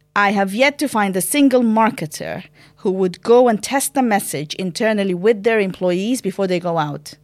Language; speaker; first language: English; non-native, fluent; Arabic